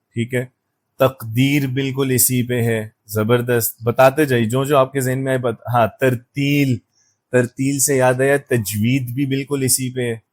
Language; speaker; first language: Urdu; native; Urdu